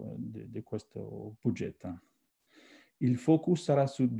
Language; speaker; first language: Italian; non-native, fluent; French